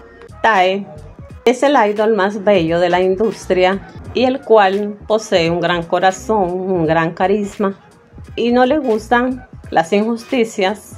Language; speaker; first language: Spanish; native; Spanish